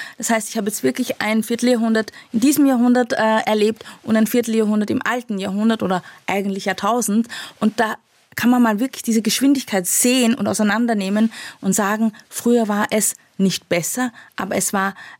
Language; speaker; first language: German; native; German